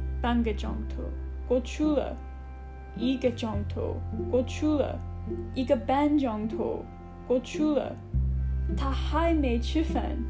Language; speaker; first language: Chinese; non-native, learner; English